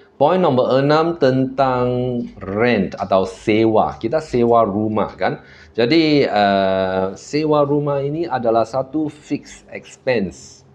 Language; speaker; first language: Malay; non-native, local second language; Chinese